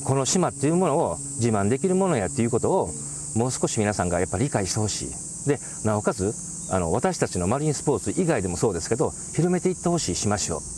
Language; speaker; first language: Japanese; native; Japanese